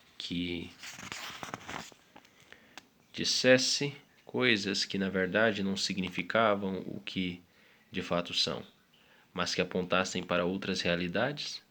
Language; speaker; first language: Portuguese; native; Portuguese